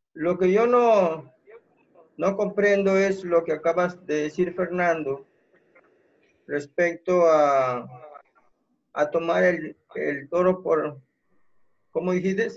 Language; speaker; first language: Spanish; native; Spanish